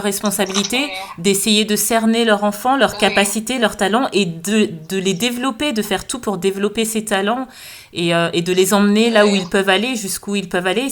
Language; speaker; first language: French; native; French